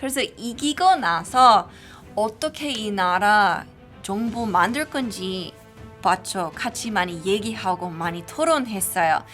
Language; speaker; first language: Korean; non-native, fluent; English